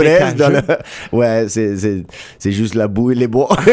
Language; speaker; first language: French; non-native, local second language; English